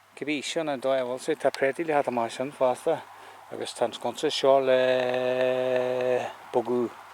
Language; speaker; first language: Irish; native; Irish